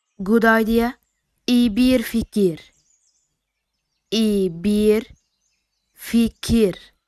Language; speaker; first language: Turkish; non-native, fluent; Arabic